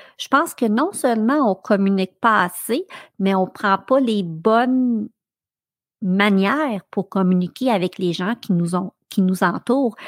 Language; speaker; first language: French; native; French